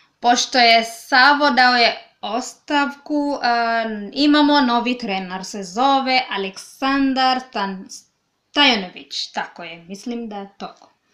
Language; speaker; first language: Serbian; non-native, learner; Swahili